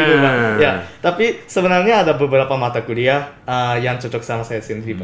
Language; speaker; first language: Indonesian; non-native, fluent; Japanese